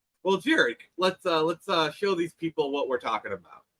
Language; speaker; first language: English; native; English